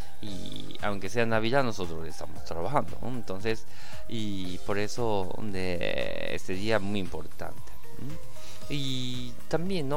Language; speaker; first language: Spanish; non-native, learner; Japanese